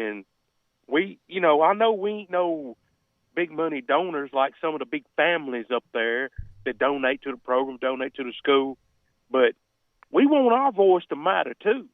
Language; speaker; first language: English; native; English